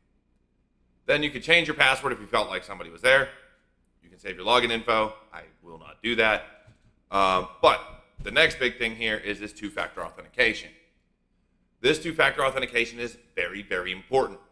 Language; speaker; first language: English; native; English